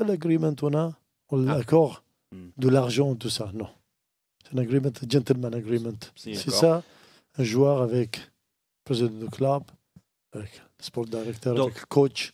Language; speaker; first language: French; non-native, learner; Arabic